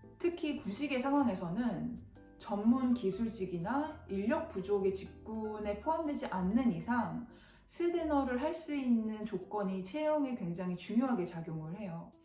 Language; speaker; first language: Korean; native; Korean